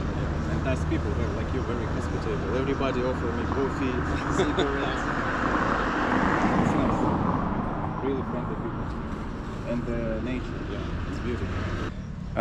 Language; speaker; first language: English; non-native, learner; Russian